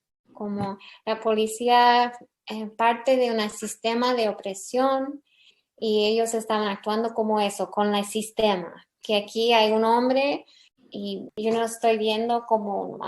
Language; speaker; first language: Spanish; early bilingual, heritage; English